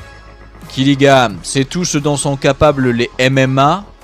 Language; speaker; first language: French; native; French